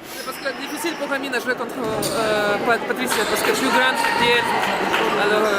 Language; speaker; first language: French; non-native, learner; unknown